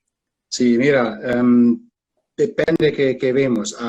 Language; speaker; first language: Spanish; non-native, fluent; German